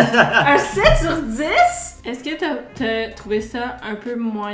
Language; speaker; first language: French; native; French